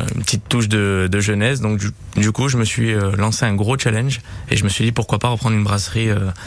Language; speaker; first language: French; native; French